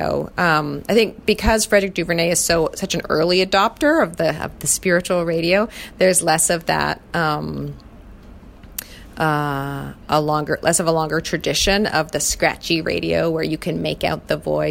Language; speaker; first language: English; native; English